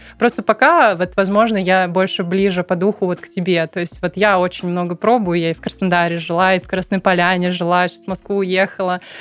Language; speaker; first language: Russian; non-native, local second language; Tatar